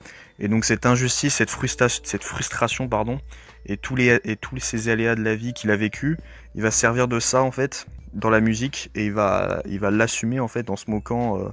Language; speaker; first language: French; native; French